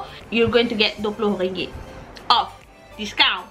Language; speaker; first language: English; non-native, local second language; Malay